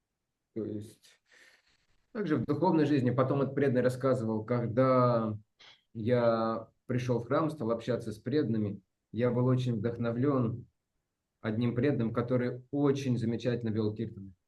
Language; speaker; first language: Russian; native; Russian